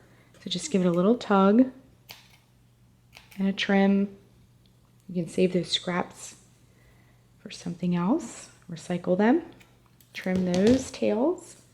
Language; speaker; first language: English; native; English